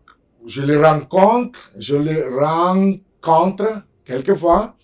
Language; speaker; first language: French; non-native, fluent; Spanish